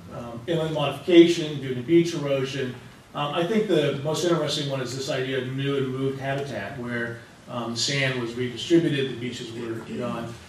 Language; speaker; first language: English; native; English